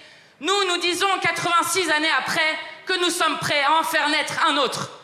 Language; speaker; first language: French; native; French